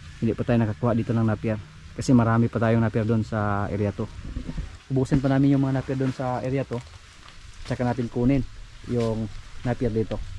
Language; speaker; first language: Filipino; non-native, local second language; Cebuano